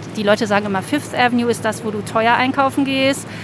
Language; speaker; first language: German; native; German